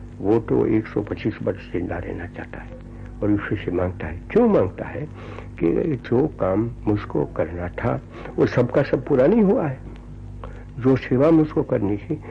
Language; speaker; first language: Hindi; non-native, local second language; Gujarati